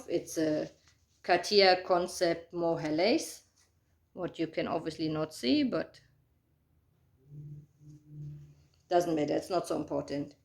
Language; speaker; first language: English; non-native, fluent; German